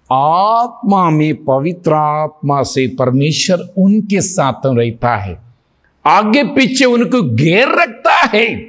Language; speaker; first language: Hindi; non-native, local second language; Telugu